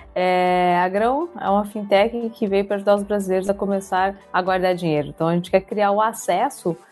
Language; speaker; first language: Portuguese; native; Portuguese